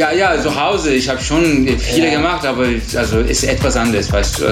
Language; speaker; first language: German; non-native, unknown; Turkish